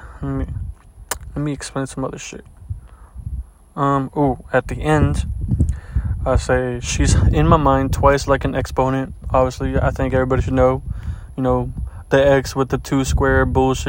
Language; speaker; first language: English; early bilingual, other home language; Spanish